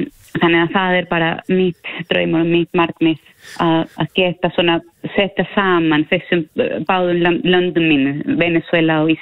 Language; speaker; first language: Icelandic; non-native, fluent; Spanish